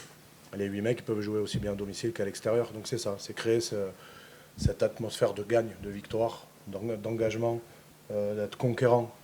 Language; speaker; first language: French; native; French